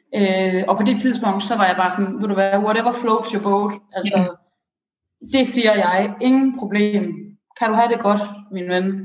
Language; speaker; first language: Danish; early bilingual, other home language; Persian